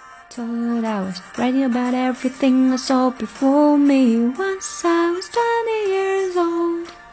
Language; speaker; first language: English; non-native, fluent; Chinese